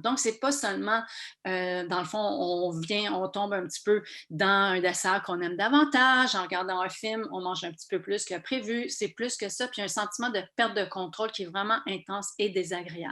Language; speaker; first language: French; native; French